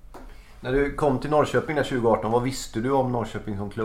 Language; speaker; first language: Swedish; native; Swedish